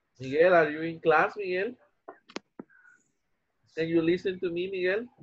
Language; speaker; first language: English; non-native, fluent; Spanish